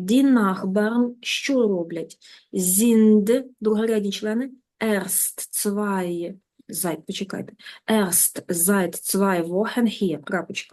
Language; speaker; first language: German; non-native, fluent; Ukrainian